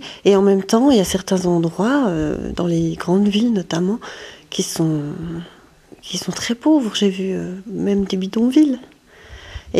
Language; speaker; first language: French; native; French